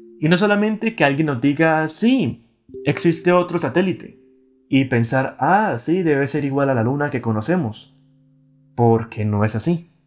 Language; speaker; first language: Spanish; native; Spanish